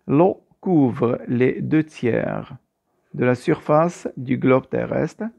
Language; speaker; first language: French; non-native, local second language; Arabic